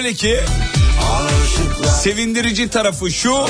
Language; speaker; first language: Turkish; native; Turkish